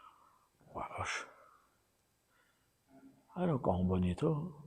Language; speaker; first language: French; native; French